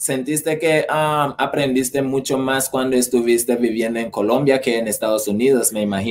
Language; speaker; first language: Spanish; early bilingual, heritage; Spanish